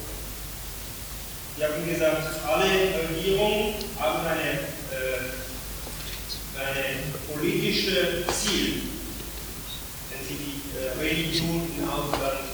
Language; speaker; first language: German; non-native, fluent; Italian